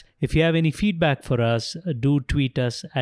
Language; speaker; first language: English; non-native, local second language; Tamil